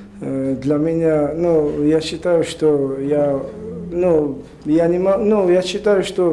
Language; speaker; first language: Russian; non-native, learner; Georgian